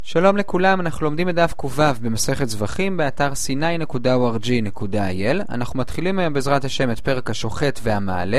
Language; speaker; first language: Hebrew; native; Hebrew